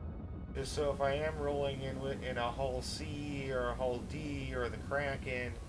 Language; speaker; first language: English; native; English